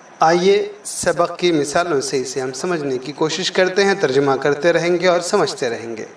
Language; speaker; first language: Urdu; native; Urdu